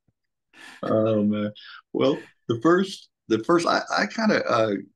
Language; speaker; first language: English; native; English